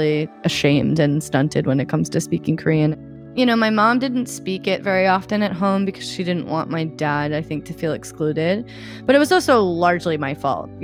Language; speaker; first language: English; native; English